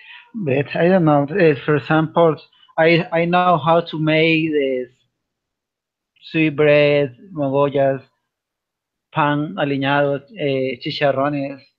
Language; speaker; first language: English; non-native, learner; Spanish